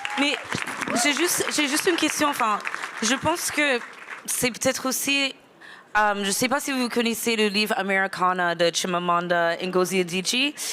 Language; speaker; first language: French; non-native, fluent; English